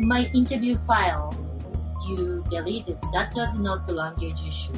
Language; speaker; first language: English; non-native, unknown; Japanese